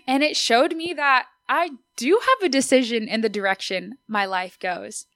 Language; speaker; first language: English; early bilingual, other home language; Spanish